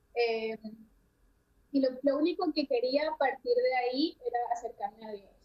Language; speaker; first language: Spanish; native; Spanish